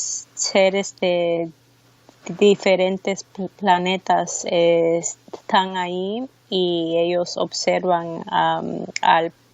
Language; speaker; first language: Spanish; early bilingual, heritage; Spanish